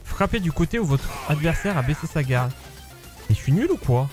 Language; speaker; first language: French; native; French